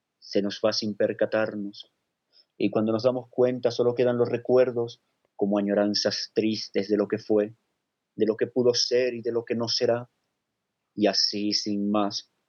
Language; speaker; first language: Spanish; native; Spanish